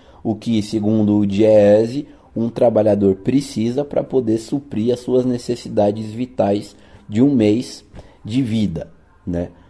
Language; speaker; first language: Portuguese; native; Portuguese